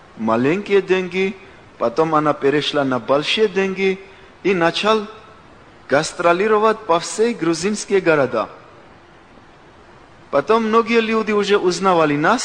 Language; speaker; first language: Russian; non-native, local second language; Georgian